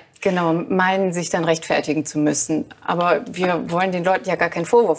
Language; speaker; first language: German; native; German